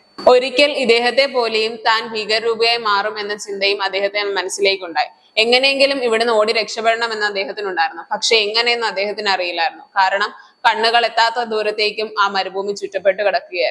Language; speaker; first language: Malayalam; native; Malayalam